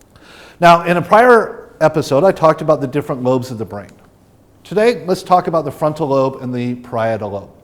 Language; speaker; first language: English; native; English